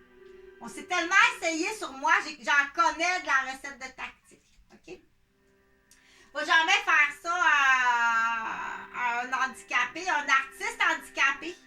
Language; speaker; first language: French; native; French